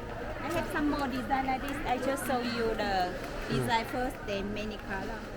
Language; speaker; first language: English; non-native, learner; Vietnamese